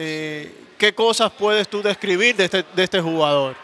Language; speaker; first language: Spanish; native; Spanish